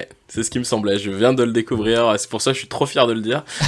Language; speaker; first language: French; native; French